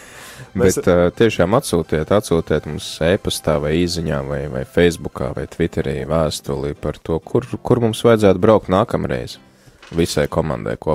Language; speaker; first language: Latvian; native; Latvian